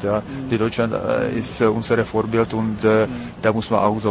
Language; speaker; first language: German; non-native, fluent; Czech